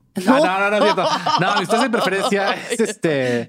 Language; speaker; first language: Spanish; native; Spanish